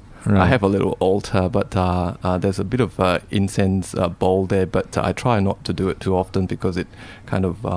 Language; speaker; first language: English; non-native, local second language; Cantonese